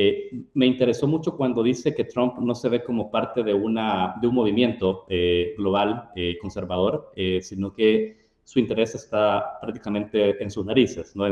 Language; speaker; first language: Spanish; native; Spanish